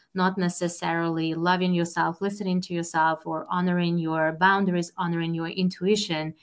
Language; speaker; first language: English; non-native, fluent; Russian